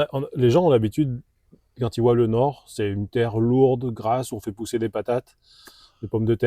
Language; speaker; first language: French; native; French